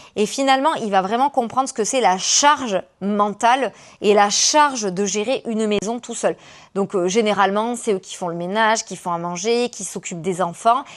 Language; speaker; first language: French; native; French